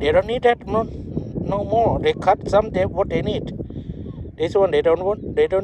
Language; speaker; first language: English; non-native, learner; Lao